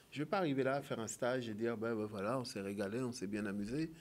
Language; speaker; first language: French; native; French